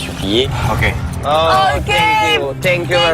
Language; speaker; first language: English; non-native, learner; French